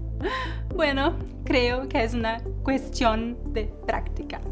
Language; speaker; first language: Spanish; non-native, learner; Portuguese